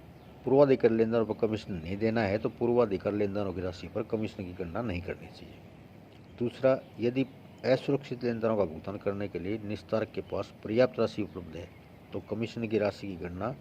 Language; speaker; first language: Hindi; native; Hindi